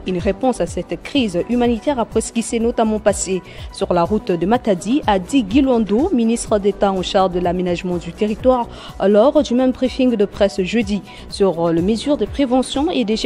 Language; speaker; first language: French; non-native, local second language; Lingala